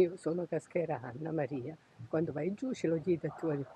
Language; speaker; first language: Italian; native; Italian